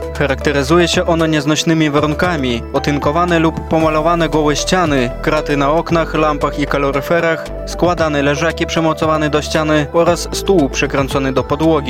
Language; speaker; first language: Polish; native; Polish